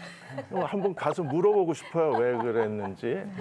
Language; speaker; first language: Korean; native; Korean